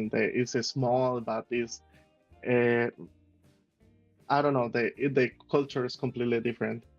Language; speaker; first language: English; non-native, learner; Spanish